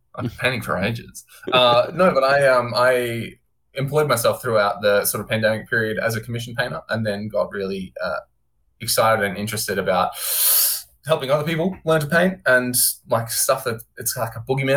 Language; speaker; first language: English; native; English